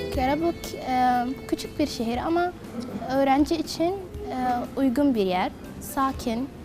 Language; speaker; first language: Turkish; non-native, fluent; Somali